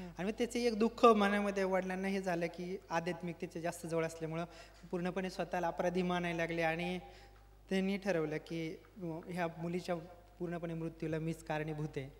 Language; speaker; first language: Marathi; native; Marathi